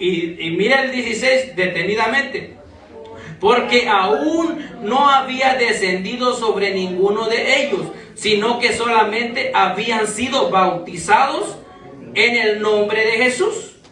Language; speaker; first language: Spanish; native; Spanish